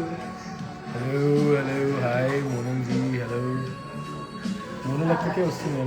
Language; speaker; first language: Telugu; native; Telugu